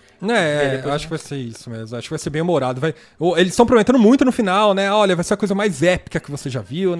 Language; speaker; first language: Portuguese; native; Portuguese